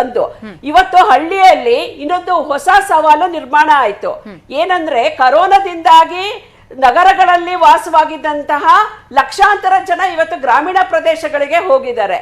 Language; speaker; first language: Kannada; native; Kannada